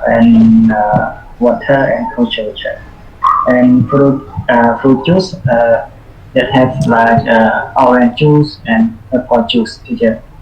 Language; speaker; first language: English; non-native, learner; Khmer